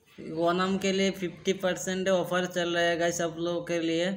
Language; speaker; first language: Hindi; non-native, local second language; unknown